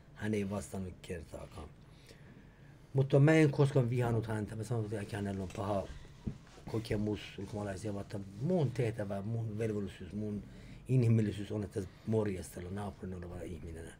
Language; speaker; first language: Finnish; non-native, fluent; Persian